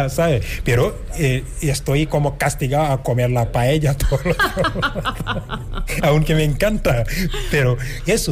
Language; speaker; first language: Spanish; non-native, fluent; Wolof